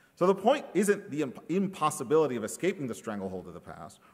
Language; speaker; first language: English; early bilingual, other home language; Spanish